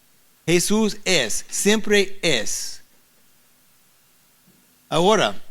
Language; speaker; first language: Spanish; non-native, learner; English